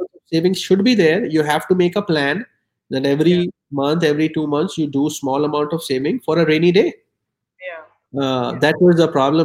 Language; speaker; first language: English; non-native, local second language; Urdu